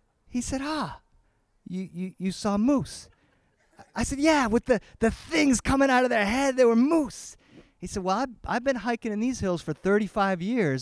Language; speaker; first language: English; early bilingual, other home language; Spanish